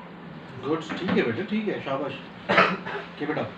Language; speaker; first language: Hindi; non-native, local second language; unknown